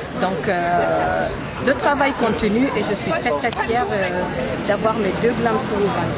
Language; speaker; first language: French; non-native, local second language; Wolof